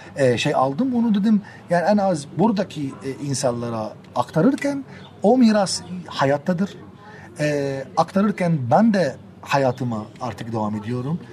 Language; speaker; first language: Turkish; non-native, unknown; Arabic